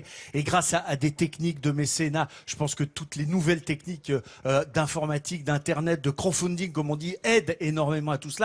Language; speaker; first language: French; native; French